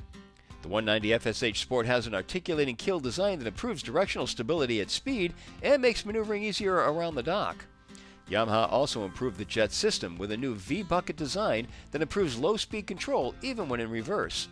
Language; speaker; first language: English; native; English